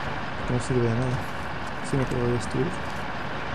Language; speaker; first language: Spanish; native; Spanish